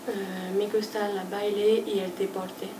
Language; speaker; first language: Spanish; non-native, learner; French